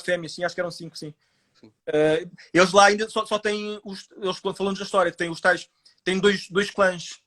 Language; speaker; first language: Portuguese; native; Portuguese